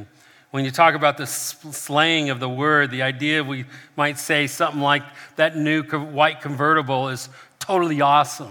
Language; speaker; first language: English; native; English